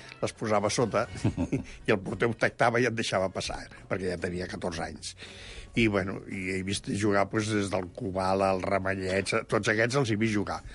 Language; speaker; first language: Catalan; native; Catalan